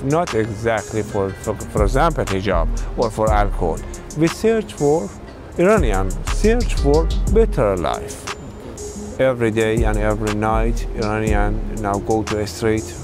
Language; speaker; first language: English; non-native, learner; Persian